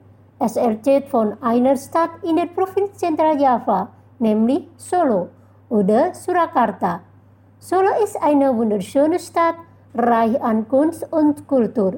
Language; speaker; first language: German; non-native, fluent; Indonesian